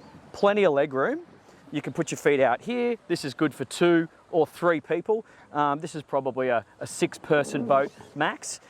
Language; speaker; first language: English; native; English